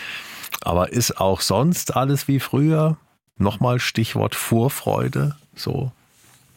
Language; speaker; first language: German; native; German